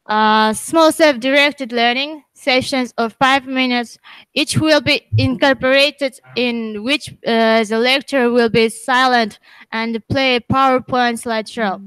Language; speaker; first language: English; non-native, learner; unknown